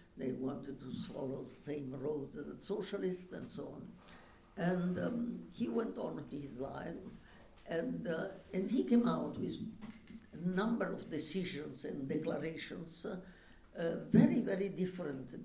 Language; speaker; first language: English; non-native, fluent; Italian